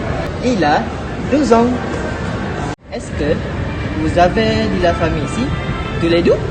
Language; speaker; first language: French; non-native, learner; Malay